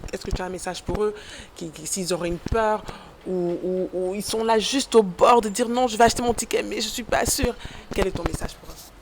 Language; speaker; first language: French; non-native, local second language; Lingala